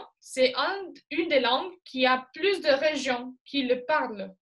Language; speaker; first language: French; non-native, fluent; Spanish